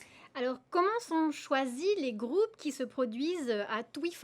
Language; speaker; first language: French; native; French